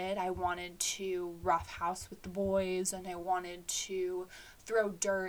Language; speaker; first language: English; native; English